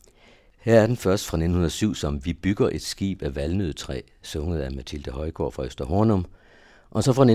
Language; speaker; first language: Danish; native; Danish